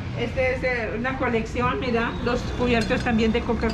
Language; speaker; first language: Spanish; native; Spanish